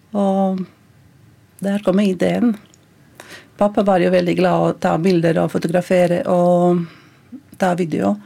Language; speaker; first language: Norwegian; non-native, fluent; Latvian